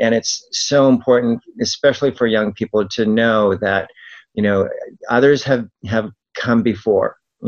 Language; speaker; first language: English; native; English